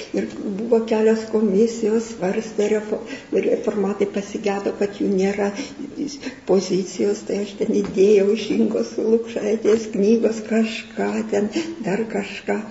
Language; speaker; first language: Lithuanian; native; Lithuanian